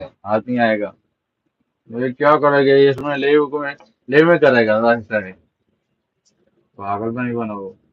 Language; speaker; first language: Hindi; non-native, local second language; Malayalam